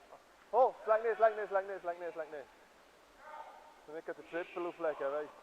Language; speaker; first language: German; native; German